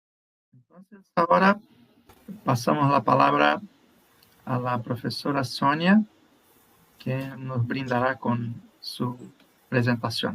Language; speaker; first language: Spanish; non-native, fluent; Portuguese